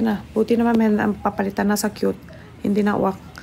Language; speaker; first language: Filipino; non-native, learner; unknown